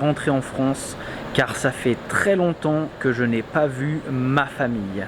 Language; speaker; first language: French; native; French